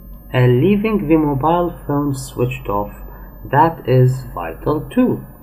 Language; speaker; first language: English; non-native, fluent; Arabic